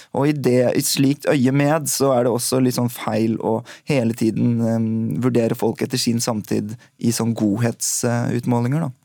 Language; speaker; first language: Norwegian; early bilingual, other home language; Urdu